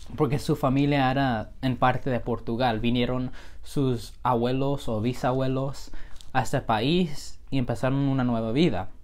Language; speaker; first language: Spanish; early bilingual, heritage; Spanish